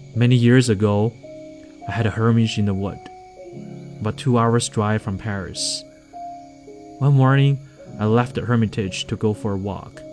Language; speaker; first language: English; non-native, fluent; Chinese